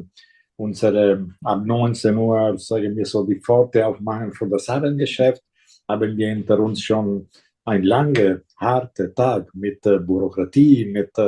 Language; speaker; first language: German; non-native, fluent; Italian